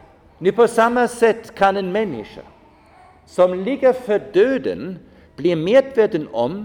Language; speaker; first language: Swedish; non-native, fluent; German